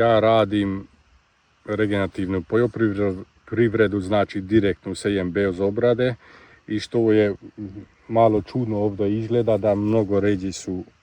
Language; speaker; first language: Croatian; non-native, local second language; Hungarian